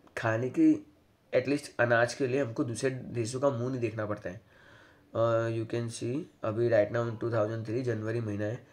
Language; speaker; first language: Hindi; non-native, local second language; Gujarati